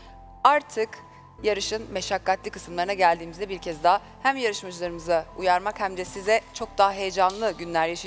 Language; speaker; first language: Turkish; native; Turkish